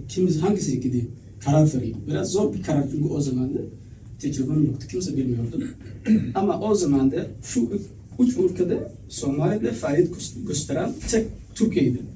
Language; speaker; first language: Turkish; non-native, learner; Somali